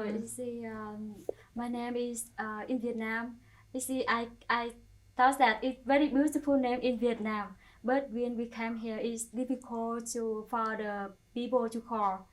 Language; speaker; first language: English; non-native, learner; Vietnamese